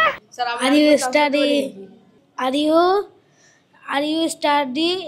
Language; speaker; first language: English; non-native, learner; Bangla